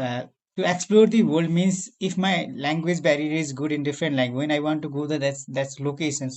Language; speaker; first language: English; non-native, learner; Nepali